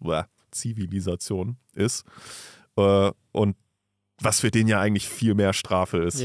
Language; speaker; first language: German; native; German